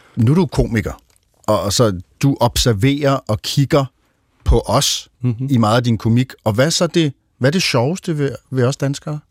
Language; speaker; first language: Danish; native; Danish